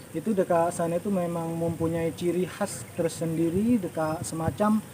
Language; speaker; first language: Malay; non-native, local second language; Indonesian